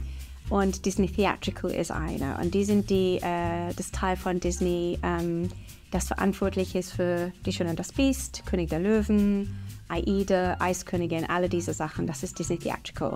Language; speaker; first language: German; non-native, fluent; English